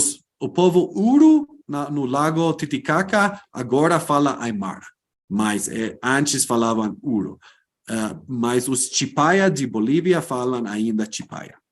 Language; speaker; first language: Portuguese; non-native, fluent; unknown